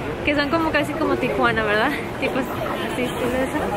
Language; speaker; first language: Spanish; early bilingual, heritage; Spanish